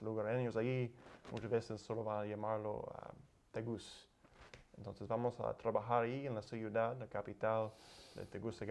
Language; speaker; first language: Spanish; non-native, learner; English